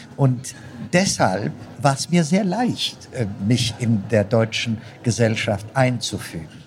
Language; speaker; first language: German; non-native, fluent; Amharic